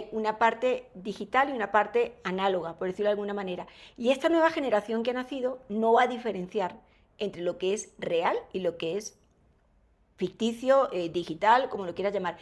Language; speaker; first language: Spanish; native; Spanish